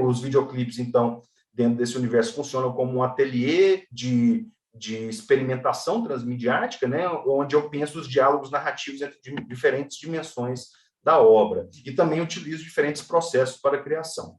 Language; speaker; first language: Portuguese; native; Portuguese